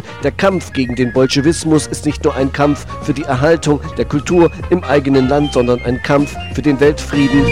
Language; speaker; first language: German; native; German